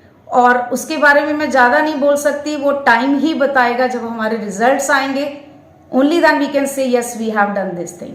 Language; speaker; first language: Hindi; native; Hindi